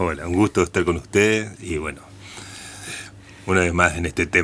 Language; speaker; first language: Spanish; native; Spanish